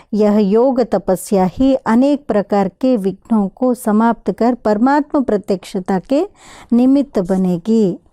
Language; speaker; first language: Hindi; non-native, local second language; Telugu